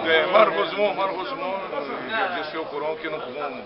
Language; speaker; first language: French; non-native, learner; Portuguese